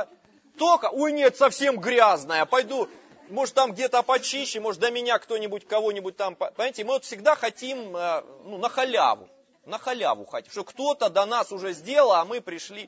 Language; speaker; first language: Russian; native; Russian